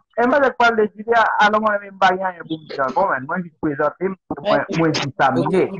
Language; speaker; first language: Spanish; non-native, learner; Haitian Creole